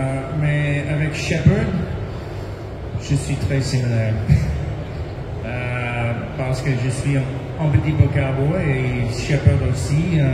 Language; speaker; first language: French; non-native, learner; English